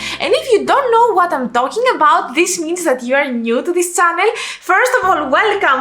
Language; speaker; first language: English; non-native, fluent; Greek